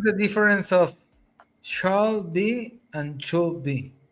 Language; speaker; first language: English; non-native, learner; Spanish